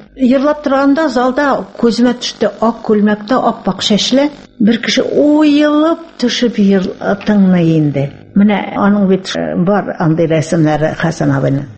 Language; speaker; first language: Tatar; native; Tatar